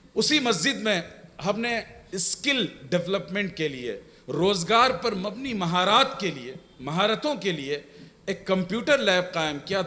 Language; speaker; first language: Urdu; native; Urdu